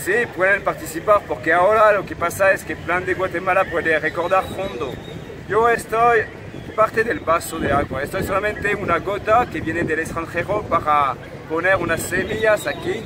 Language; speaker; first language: Spanish; non-native, fluent; French